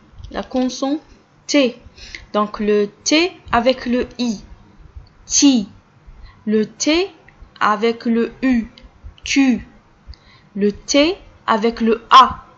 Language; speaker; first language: French; non-native, local second language; Arabic